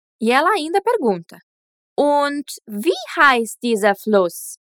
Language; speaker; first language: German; non-native, fluent; Portuguese